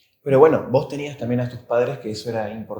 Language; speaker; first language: Spanish; native; Spanish